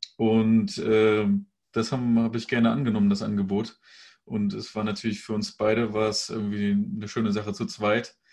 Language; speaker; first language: German; native; German